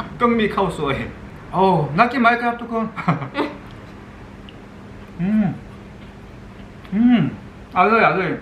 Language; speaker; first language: Thai; non-native, learner; Korean